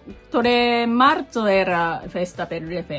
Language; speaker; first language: Italian; non-native, learner; Japanese